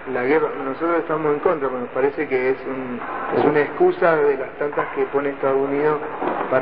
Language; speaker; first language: Spanish; native; Spanish